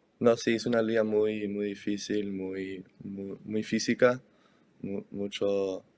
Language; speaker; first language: Spanish; early bilingual, heritage; Spanish